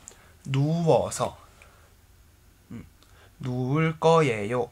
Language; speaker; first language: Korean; non-native, fluent; Chinese